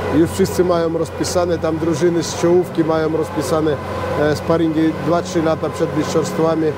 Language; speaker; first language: Polish; non-native, fluent; Russian